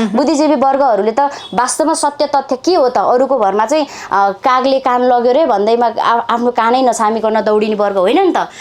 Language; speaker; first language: Nepali; non-native, local second language; Eastern Tamang